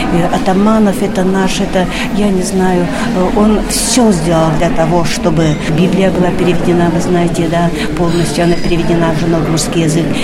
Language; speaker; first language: Russian; non-native, local second language; Udmurt